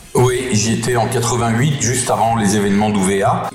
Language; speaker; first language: French; native; French